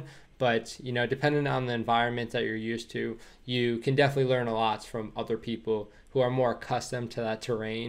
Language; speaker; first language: English; native; English